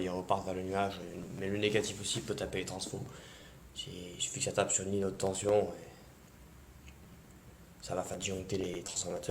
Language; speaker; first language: French; native; French